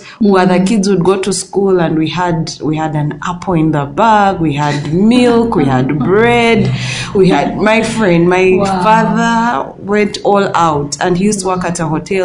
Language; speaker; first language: English; non-native, local second language; Ganda